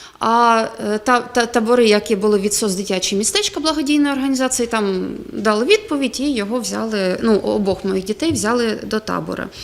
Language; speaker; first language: Ukrainian; non-native, local second language; Russian